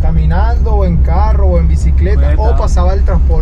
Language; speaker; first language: Spanish; native; Spanish